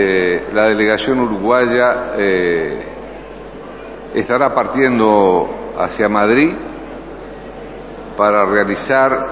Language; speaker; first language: Spanish; native; Spanish